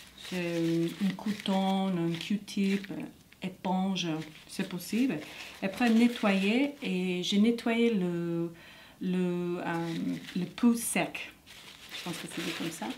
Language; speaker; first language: French; non-native, learner; English